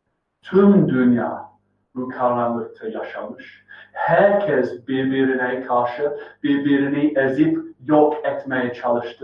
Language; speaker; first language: Turkish; non-native, fluent; English